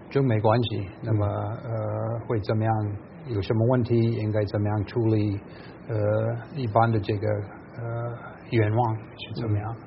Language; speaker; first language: Chinese; non-native, fluent; English